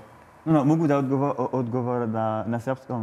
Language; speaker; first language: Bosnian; non-native, learner; French